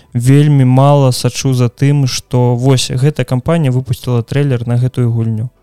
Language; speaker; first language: Belarusian; non-native, local second language; Russian